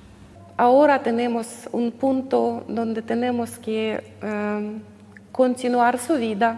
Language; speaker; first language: Spanish; non-native, learner; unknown